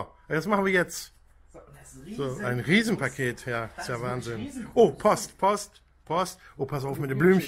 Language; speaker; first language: German; native; German